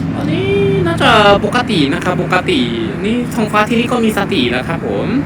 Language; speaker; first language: Thai; non-native, fluent; Korean